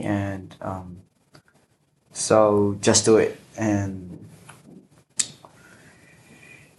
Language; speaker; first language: English; non-native, fluent; Chinese